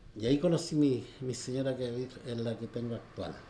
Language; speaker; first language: Spanish; native; Spanish